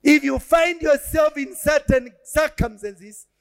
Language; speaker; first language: English; non-native, local second language; Swahili